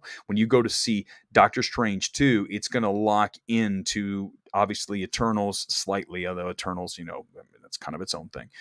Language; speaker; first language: English; native; English